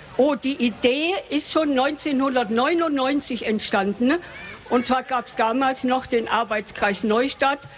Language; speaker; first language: German; native; German